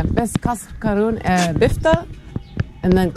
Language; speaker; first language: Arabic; non-native, learner; English